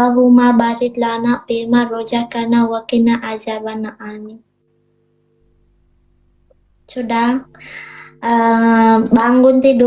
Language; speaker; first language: Indonesian; non-native, learner; Vietnamese